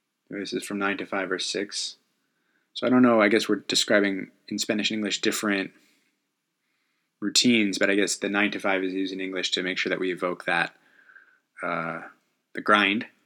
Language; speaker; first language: English; native; English